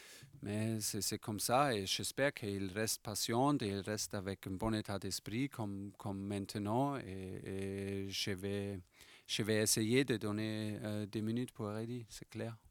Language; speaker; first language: French; non-native, fluent; German